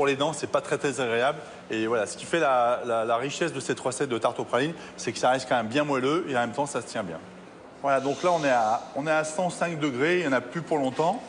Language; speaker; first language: French; native; French